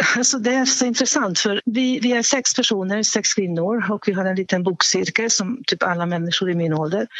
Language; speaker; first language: Swedish; non-native, fluent; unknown